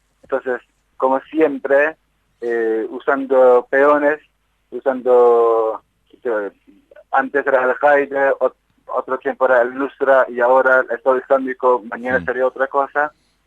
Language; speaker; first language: Spanish; non-native, fluent; Kurdish